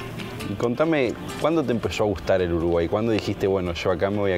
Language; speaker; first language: Spanish; native; Spanish